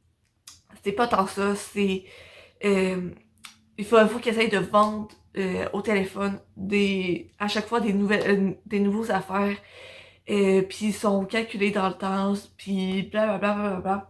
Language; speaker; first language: French; native; French